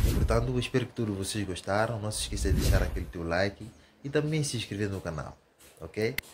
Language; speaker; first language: Portuguese; native; Portuguese